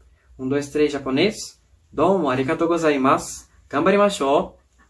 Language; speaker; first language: Japanese; non-native, learner; Portuguese